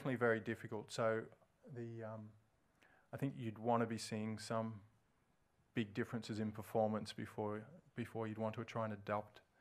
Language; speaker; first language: English; native; English